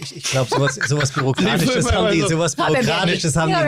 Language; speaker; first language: German; native; German